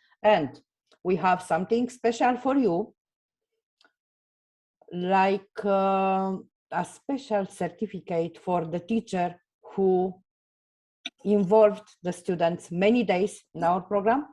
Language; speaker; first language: English; non-native, fluent; Romanian